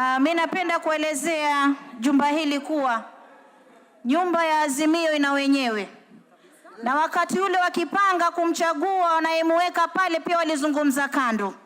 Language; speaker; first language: Swahili; native; Swahili